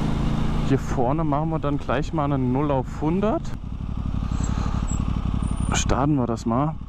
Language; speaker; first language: German; native; German